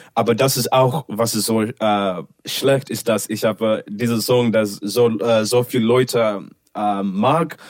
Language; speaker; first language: German; non-native, learner; English